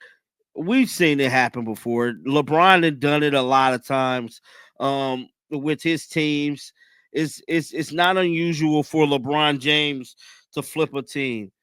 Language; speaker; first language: English; native; English